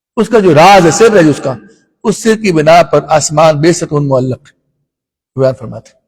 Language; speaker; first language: Urdu; non-native, local second language; Punjabi